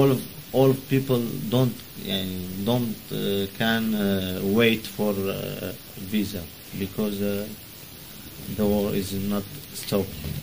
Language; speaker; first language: English; non-native, learner; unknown